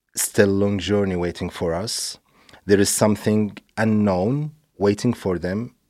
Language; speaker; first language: English; non-native, fluent; Arabic